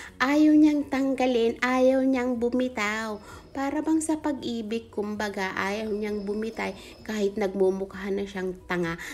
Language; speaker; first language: Filipino; non-native, local second language; Iloko